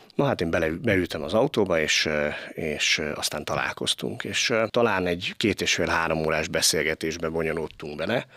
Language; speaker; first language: Hungarian; native; Hungarian